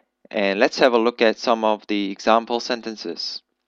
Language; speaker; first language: English; native; English